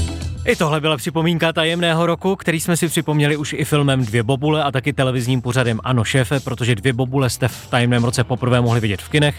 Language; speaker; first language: Czech; native; Czech